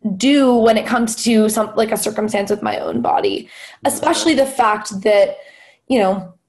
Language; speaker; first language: English; native; English